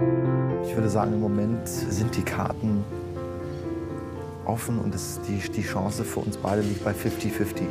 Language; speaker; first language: German; native; German